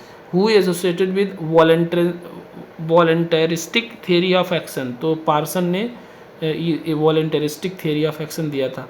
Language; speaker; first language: Hindi; native; Hindi